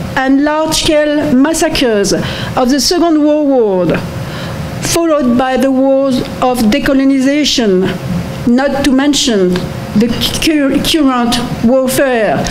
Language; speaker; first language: English; non-native, fluent; French